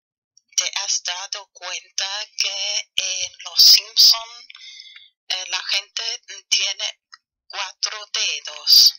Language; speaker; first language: Spanish; non-native, fluent; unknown